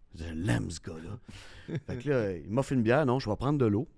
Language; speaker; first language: French; native; French